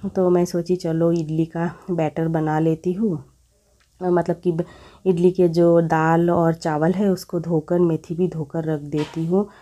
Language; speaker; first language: Hindi; non-native, local second language; Bangla